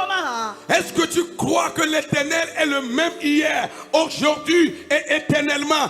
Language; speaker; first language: French; non-native, local second language; Ewe